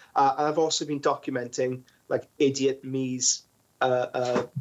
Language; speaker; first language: English; native; English